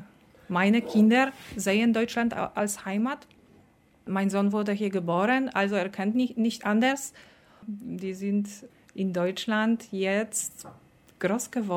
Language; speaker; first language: German; non-native, fluent; Polish